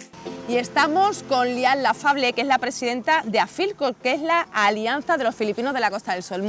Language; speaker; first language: Spanish; native; Spanish